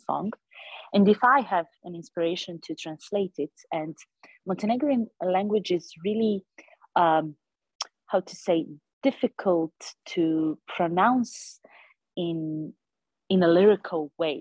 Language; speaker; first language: English; non-native, fluent; Serbian